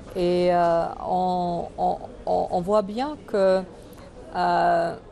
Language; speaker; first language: French; non-native, fluent; German